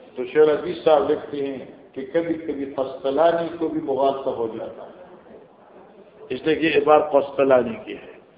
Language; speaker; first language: Urdu; non-native, local second language; Northern Hindko